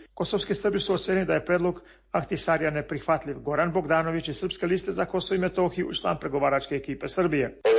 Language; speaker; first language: Serbian; non-native, local second language; Albanian